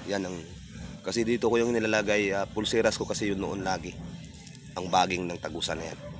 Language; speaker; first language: Filipino; non-native, local second language; Cebuano